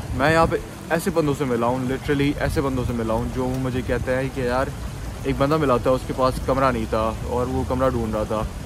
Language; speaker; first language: Urdu; native; Urdu